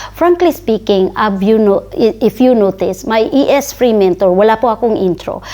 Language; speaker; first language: Filipino; non-native, local second language; Cebuano